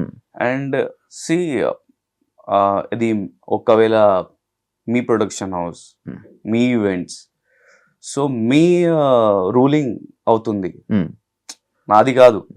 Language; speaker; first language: Telugu; non-native, learner; Hindi